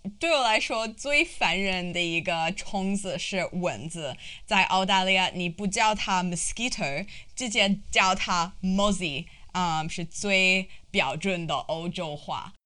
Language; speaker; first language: Chinese; non-native, fluent; English